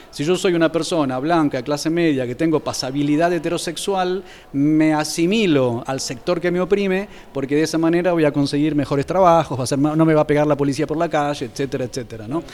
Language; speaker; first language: Spanish; native; Spanish